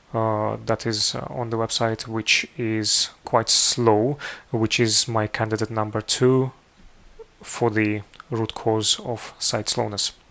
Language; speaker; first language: English; non-native, fluent; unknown